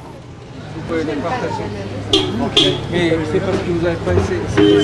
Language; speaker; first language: French; non-native, fluent; Spanish